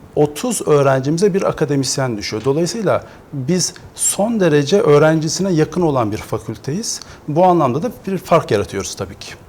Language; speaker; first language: Turkish; native; Turkish